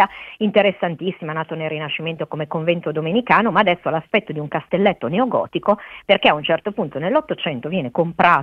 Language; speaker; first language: Italian; native; Italian